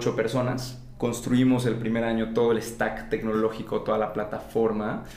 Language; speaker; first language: Spanish; native; Spanish